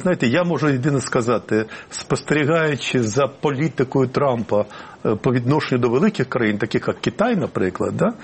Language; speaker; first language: Ukrainian; native; Ukrainian